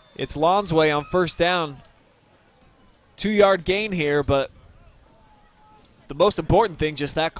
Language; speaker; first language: English; native; English